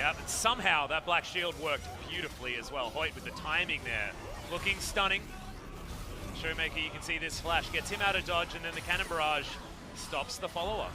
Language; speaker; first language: English; native; English